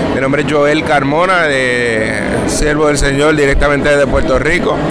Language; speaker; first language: Spanish; native; Spanish